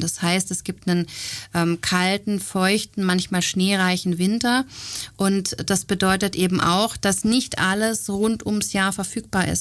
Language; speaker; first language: German; native; German